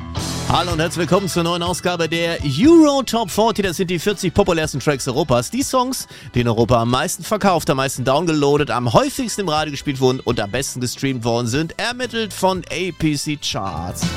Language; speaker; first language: German; non-native, fluent; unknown